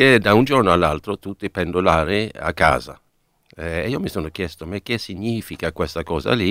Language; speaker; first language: Italian; non-native, fluent; Swedish